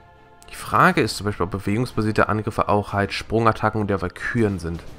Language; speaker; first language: German; native; German